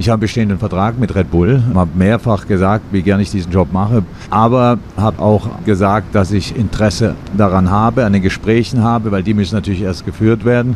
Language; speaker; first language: German; native; German